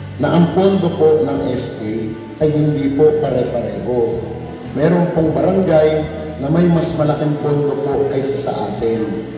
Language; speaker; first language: Filipino; native; Filipino